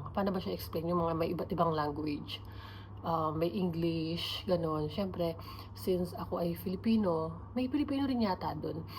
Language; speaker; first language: Filipino; native; Filipino